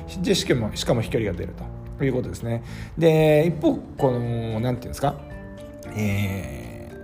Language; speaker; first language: Japanese; native; Japanese